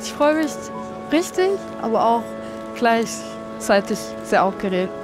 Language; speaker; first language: German; early bilingual, other home language; Kurdish